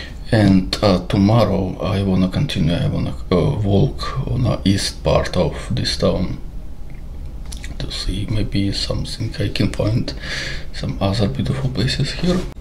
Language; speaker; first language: English; non-native, learner; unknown